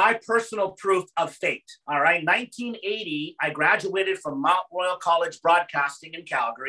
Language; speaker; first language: English; native; English